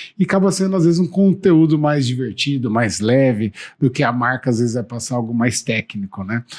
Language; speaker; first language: Portuguese; native; Portuguese